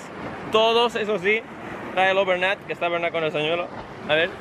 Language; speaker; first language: Spanish; native; Spanish